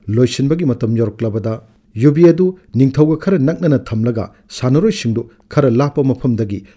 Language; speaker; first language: Manipuri; native; Manipuri